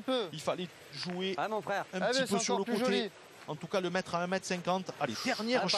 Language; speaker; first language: French; native; French